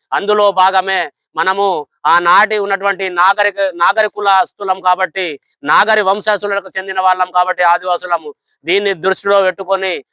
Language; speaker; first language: Telugu; non-native, local second language; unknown